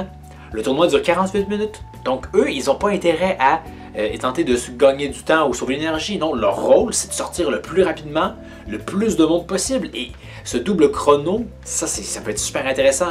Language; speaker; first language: French; native; French